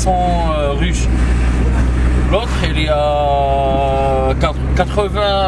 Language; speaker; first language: French; non-native, learner; Arabic